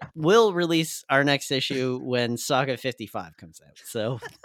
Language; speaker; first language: English; native; English